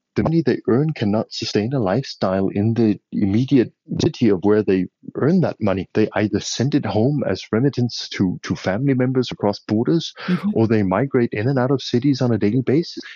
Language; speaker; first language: English; non-native, fluent; Danish